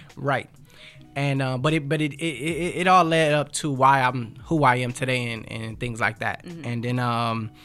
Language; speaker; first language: English; native; English